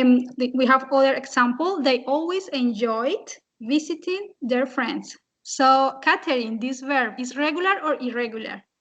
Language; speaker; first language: English; non-native, fluent; Spanish